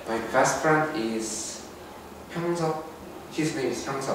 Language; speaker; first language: English; non-native, learner; Korean